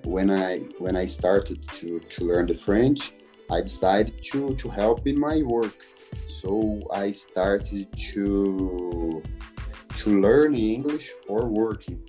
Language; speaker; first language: English; non-native, learner; Portuguese